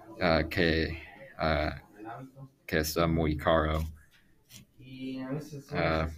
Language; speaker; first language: Spanish; non-native, learner; English